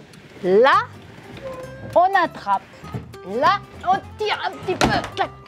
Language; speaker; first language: French; native; French